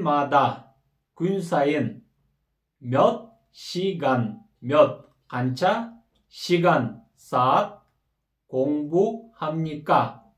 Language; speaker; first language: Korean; non-native, fluent; Kyrgyz